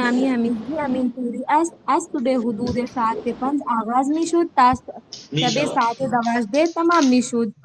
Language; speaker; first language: Persian; non-native, learner; Urdu